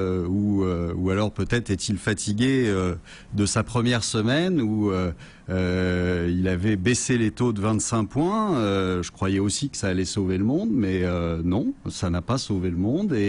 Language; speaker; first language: French; native; French